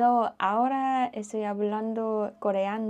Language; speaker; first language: Spanish; non-native, learner; Korean